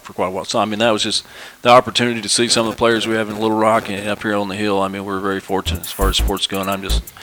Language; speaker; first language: English; native; English